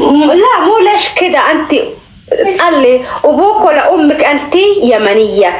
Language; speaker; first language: Arabic; native; Arabic